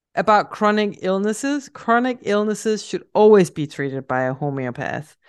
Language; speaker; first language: English; non-native, fluent; Danish